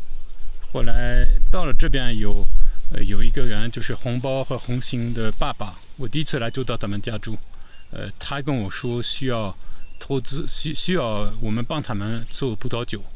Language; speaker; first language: Chinese; non-native, fluent; French